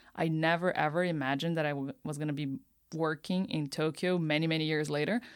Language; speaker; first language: English; non-native, fluent; Portuguese